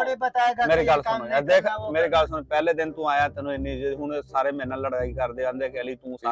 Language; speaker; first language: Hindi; non-native, local second language; Punjabi